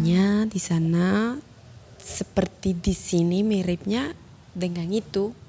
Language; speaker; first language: Indonesian; non-native, learner; Spanish